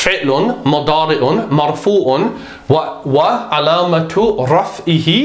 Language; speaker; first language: Arabic; non-native, fluent; English